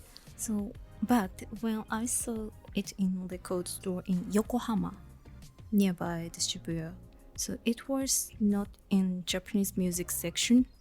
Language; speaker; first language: English; non-native, learner; Japanese